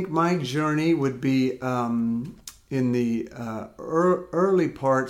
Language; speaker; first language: English; native; English